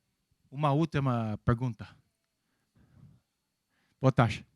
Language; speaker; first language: Portuguese; non-native, fluent; English